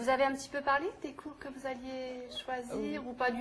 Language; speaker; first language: French; native; French